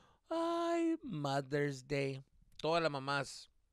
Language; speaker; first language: Spanish; early bilingual, heritage; Spanish